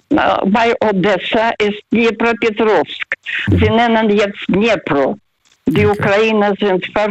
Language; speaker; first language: German; non-native, fluent; Russian